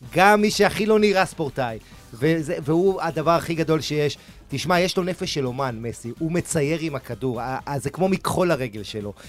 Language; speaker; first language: Hebrew; early bilingual, other home language; Spanish